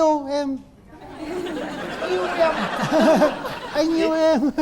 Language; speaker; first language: Vietnamese; non-native, learner; Korean